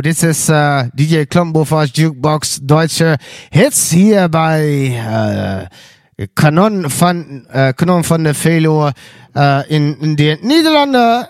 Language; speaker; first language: German; non-native, learner; Dutch